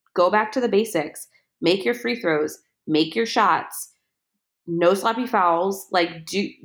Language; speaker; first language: English; native; English